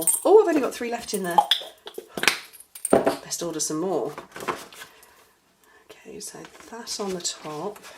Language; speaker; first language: English; native; English